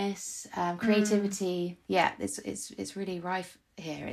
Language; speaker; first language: English; native; English